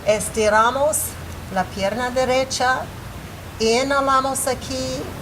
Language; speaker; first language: Spanish; non-native, fluent; English